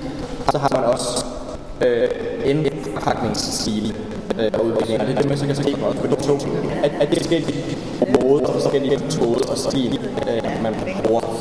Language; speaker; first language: Danish; native; Danish